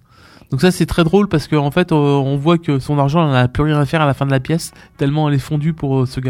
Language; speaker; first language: French; native; French